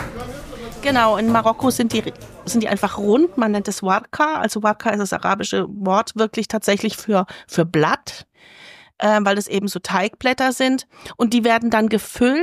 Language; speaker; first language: German; native; German